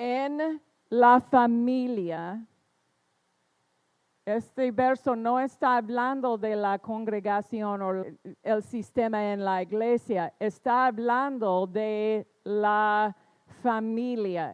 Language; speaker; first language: Spanish; non-native, fluent; English